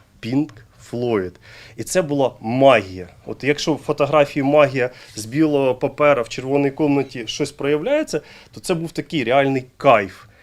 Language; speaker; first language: Ukrainian; native; Ukrainian